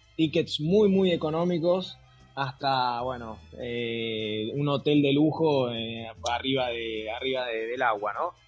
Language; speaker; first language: Spanish; native; Spanish